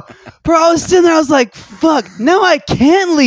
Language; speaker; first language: English; native; English